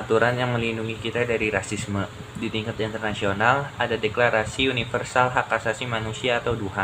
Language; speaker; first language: Indonesian; native; Indonesian